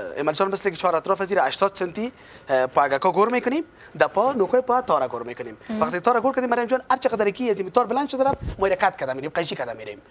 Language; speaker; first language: Persian; native; Persian